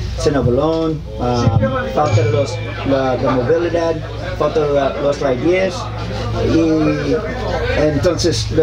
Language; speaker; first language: Spanish; non-native, learner; English